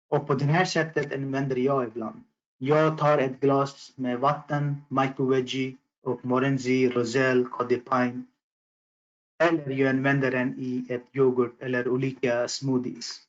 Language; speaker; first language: Swedish; non-native, fluent; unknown